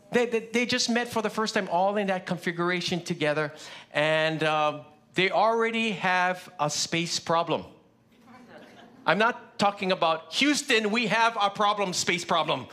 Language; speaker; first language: English; early bilingual, other home language; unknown